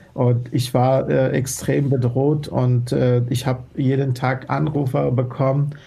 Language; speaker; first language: German; non-native, fluent; Persian